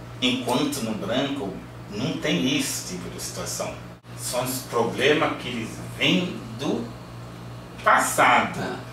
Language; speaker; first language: Portuguese; non-native, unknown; Yoruba